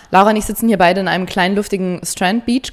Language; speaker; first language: German; native; German